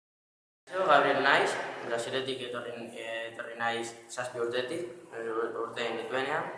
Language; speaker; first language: Basque; early bilingual, other home language; Portuguese